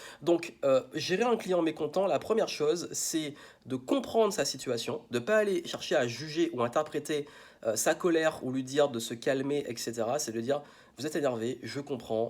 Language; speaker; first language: French; native; French